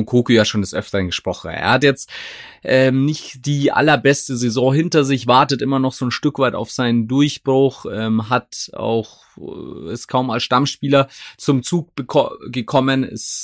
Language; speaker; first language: German; native; German